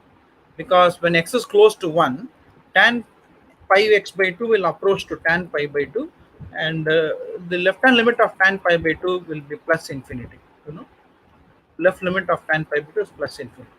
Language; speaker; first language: English; non-native, local second language; Tamil